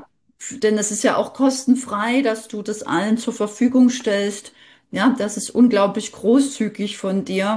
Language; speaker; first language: German; native; German